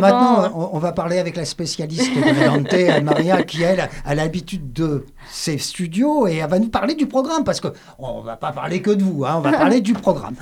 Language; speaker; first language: French; native; French